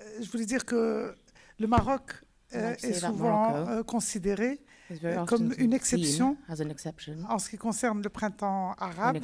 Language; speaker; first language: French; non-native, local second language; Arabic